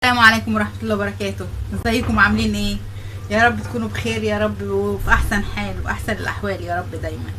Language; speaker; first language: Arabic; native; Arabic